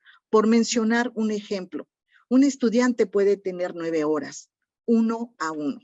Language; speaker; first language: Spanish; native; Spanish